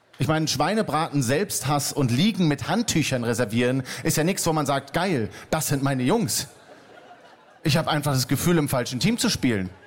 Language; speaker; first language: German; native; German